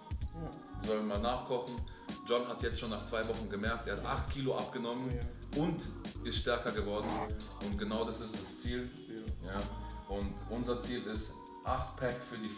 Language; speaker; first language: German; native; German